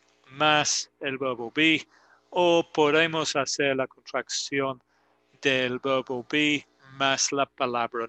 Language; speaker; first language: Spanish; non-native, fluent; English